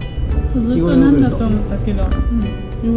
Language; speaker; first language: Japanese; non-native, fluent; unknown